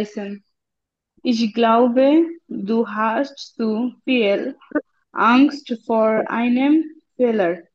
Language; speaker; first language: German; non-native, learner; Bangla